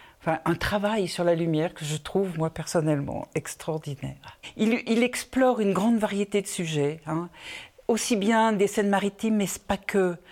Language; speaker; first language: French; native; French